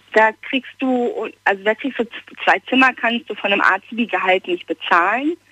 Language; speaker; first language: German; native; German